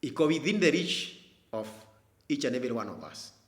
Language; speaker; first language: English; non-native, local second language; Swahili